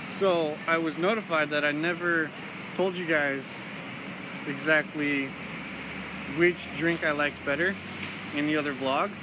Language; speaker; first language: English; native; English